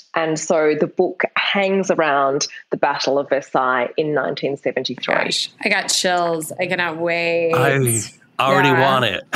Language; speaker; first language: English; native; English